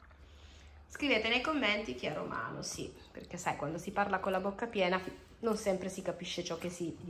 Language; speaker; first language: Italian; native; Italian